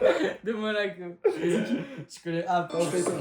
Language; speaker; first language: French; native; French